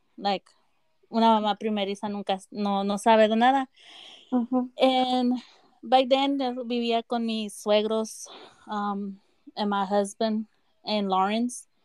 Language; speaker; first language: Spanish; early bilingual, heritage; Spanish